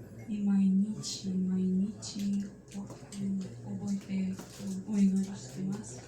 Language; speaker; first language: Japanese; non-native, fluent; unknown